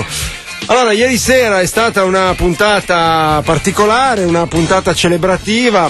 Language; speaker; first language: Italian; native; Italian